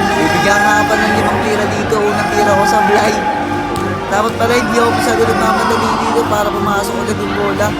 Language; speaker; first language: Filipino; native; Filipino